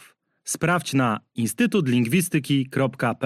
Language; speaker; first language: Polish; native; Polish